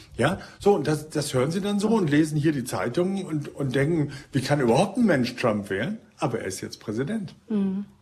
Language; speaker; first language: German; native; German